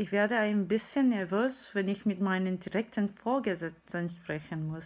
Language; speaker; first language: German; non-native, fluent; Korean